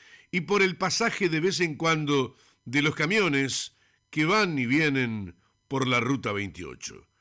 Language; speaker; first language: Spanish; native; Spanish